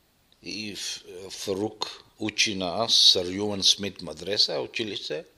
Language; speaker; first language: Bulgarian; non-native, local second language; Arabic